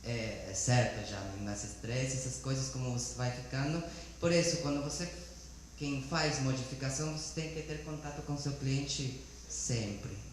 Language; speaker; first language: Portuguese; non-native, learner; Spanish